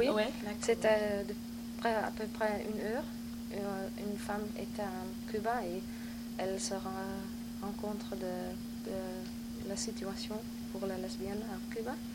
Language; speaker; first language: French; non-native, learner; Dutch